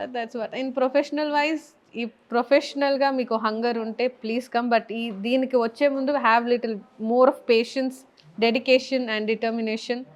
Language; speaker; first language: Telugu; native; Telugu